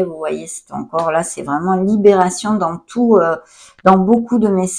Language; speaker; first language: French; native; French